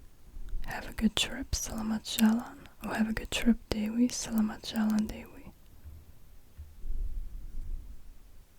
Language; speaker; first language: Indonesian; non-native, learner; German